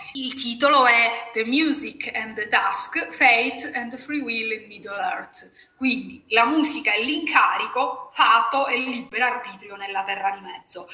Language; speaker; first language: Italian; native; Italian